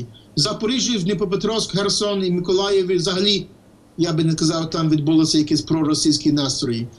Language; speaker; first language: Ukrainian; non-native, fluent; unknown